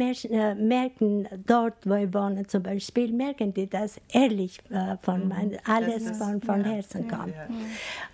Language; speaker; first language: German; non-native, learner; Albanian